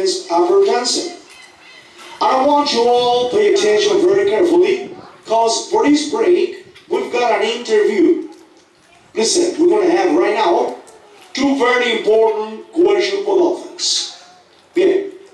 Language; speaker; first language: English; non-native, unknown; Spanish